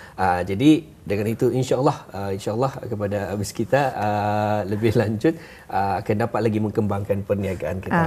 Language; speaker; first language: Malay; native; Malay